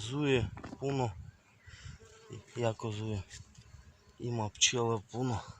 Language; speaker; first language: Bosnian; non-native, learner; Russian